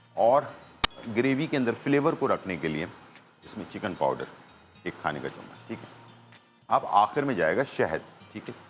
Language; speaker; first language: Urdu; non-native, local second language; Punjabi